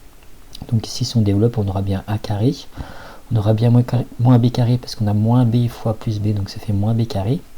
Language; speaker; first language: French; native; French